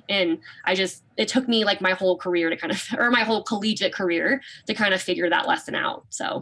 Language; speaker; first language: English; native; English